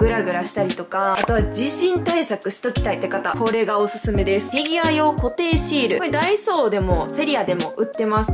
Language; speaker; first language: Japanese; native; Japanese